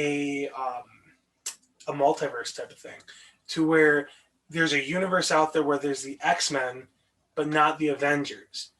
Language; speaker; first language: English; native; English